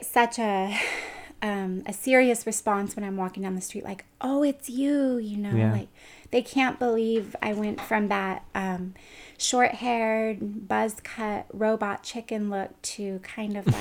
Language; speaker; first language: English; native; English